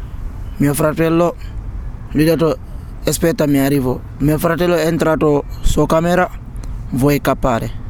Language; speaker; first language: Italian; non-native, learner; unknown